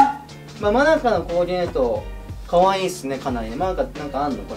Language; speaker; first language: Japanese; native; Japanese